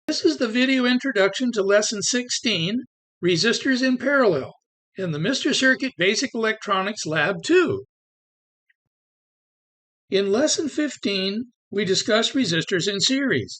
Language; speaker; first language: English; native; English